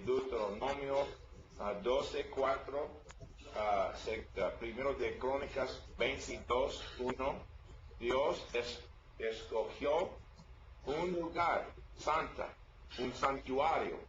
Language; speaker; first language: Spanish; non-native, learner; English